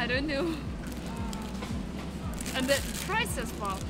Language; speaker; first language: English; non-native, learner; Uzbek